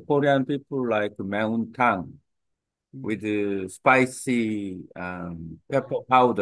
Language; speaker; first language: English; non-native, learner; Korean